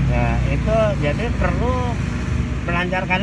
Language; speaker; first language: Indonesian; native; Indonesian